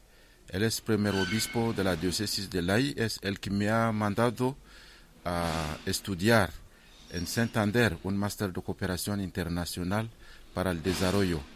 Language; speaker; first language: Spanish; non-native, fluent; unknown